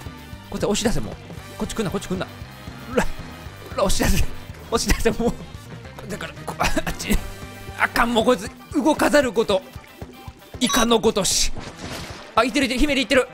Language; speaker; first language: Japanese; native; Japanese